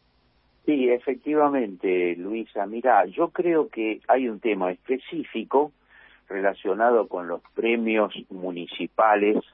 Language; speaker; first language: Spanish; native; Spanish